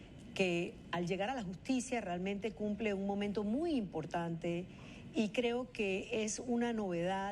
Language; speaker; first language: Spanish; native; Spanish